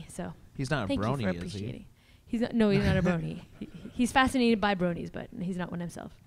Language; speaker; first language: English; native; English